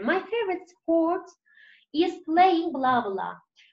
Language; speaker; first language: English; non-native, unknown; Turkish